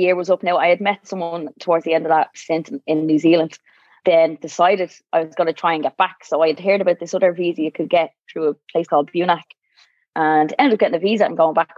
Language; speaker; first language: English; native; English